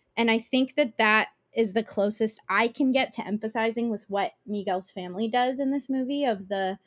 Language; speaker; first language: English; early bilingual, other home language; Italian